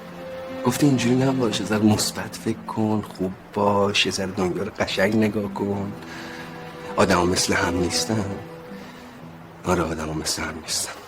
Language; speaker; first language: Persian; native; Persian